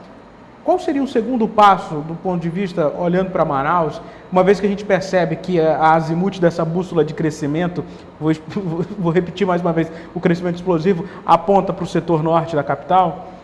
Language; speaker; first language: Portuguese; native; Portuguese